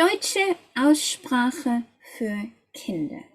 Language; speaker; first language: German; non-native, fluent; English